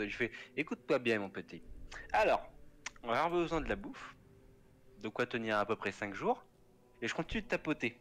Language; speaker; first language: French; native; French